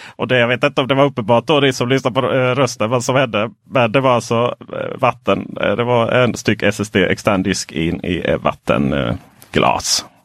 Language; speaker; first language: Swedish; native; Swedish